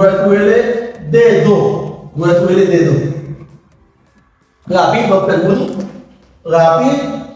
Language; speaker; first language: Portuguese; non-native, local second language; Haitian Creole